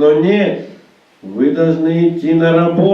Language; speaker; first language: Russian; native; Russian